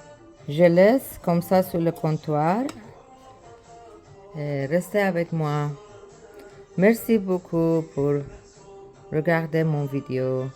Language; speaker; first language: French; non-native, learner; Persian